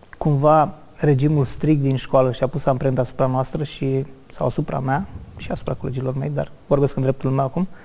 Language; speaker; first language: Romanian; native; Romanian